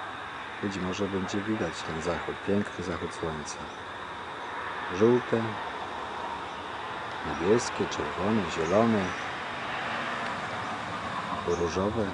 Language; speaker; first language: Polish; native; Polish